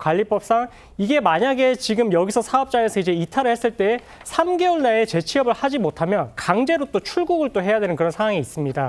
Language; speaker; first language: Korean; native; Korean